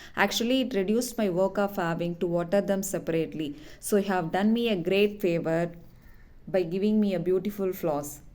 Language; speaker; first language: English; non-native, local second language; Tamil